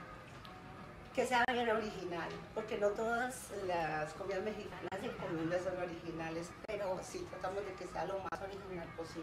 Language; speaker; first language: Spanish; native; Spanish